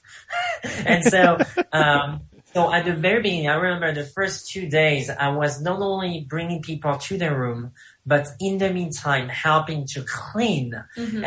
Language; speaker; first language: English; non-native, fluent; French